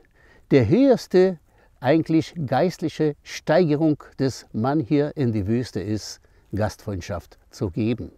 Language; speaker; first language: German; non-native, fluent; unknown